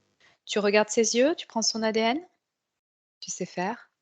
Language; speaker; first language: French; native; French